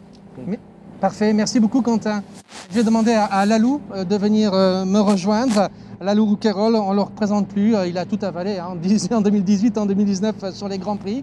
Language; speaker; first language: French; native; French